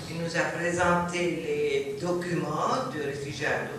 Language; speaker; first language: French; non-native, fluent; Arabic